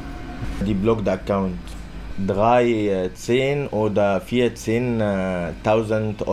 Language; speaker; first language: German; non-native, learner; Arabic